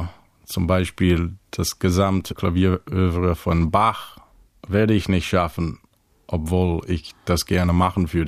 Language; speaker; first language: German; non-native, fluent; English